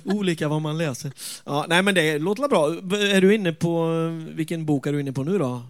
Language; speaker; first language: Swedish; native; Swedish